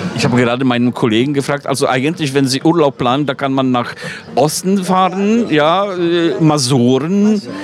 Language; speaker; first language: German; non-native, fluent; Polish